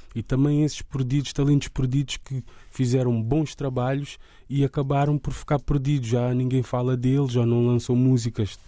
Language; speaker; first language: Portuguese; native; Portuguese